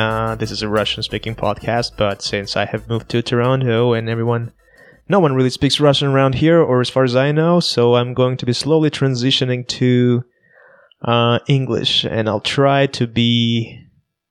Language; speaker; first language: English; non-native, fluent; Russian